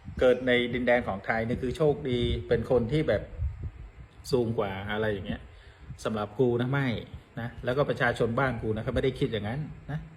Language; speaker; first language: Thai; non-native, fluent; Khmer